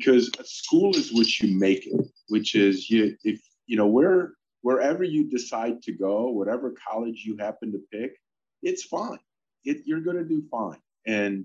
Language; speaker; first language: English; early bilingual, other home language; Polish